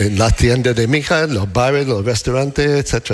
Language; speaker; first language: Spanish; non-native, learner; English